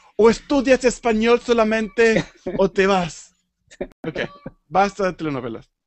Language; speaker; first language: Spanish; native; Spanish